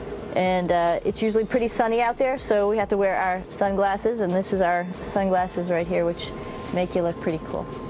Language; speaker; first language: English; native; English